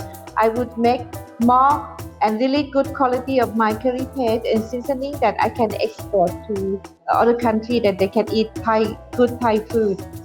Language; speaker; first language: English; non-native, fluent; Thai